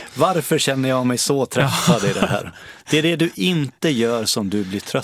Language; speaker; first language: Swedish; native; Swedish